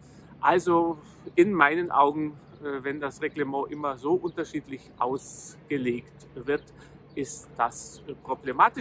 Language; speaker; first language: German; native; German